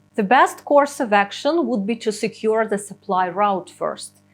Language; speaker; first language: English; non-native, fluent; Ukrainian